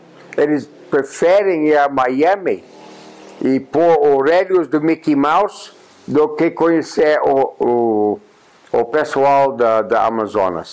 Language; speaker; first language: Portuguese; non-native, fluent; English